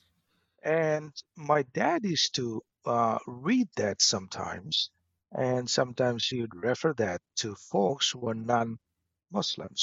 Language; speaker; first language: English; non-native, local second language; Bangla